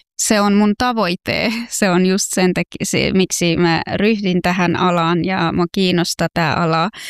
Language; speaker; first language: Finnish; non-native, fluent; Persian